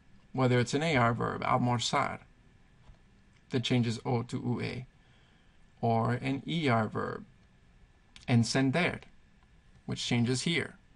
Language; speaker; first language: English; native; English